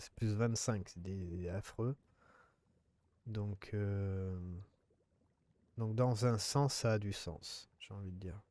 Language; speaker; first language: French; native; French